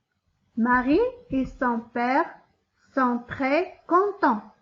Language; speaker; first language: French; non-native, local second language; Arabic